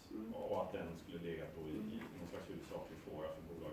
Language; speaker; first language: Swedish; native; Swedish